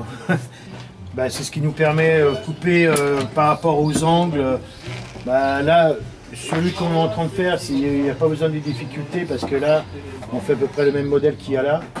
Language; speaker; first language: French; native; French